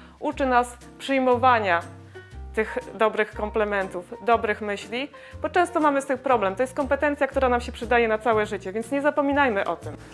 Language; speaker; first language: Polish; native; Polish